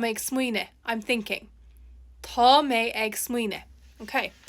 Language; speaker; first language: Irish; non-native, local second language; English